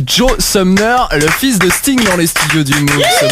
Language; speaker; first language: French; native; French